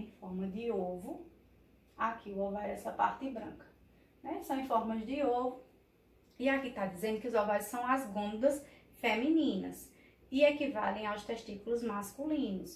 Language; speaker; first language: Portuguese; native; Portuguese